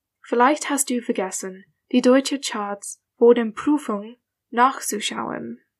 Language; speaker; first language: German; non-native, learner; English